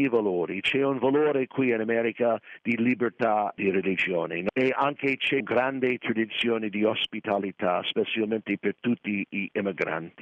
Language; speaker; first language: Italian; non-native, fluent; English